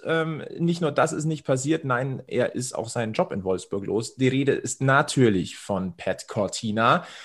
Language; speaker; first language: German; native; German